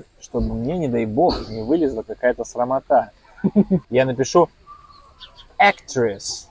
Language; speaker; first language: Russian; native; Russian